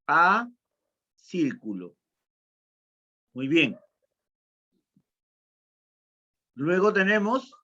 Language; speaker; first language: Spanish; native; Spanish